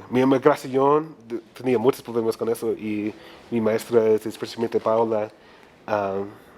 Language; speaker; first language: Spanish; non-native, learner; English